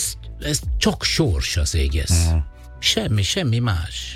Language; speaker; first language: Hungarian; non-native, fluent; Italian